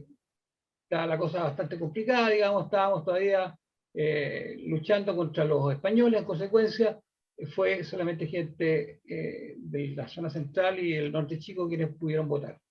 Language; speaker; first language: Spanish; native; Spanish